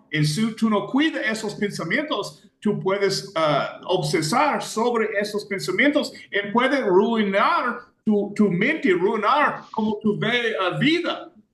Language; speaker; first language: Spanish; non-native, fluent; English